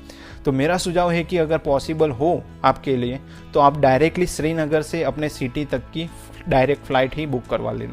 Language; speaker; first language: Hindi; native; Hindi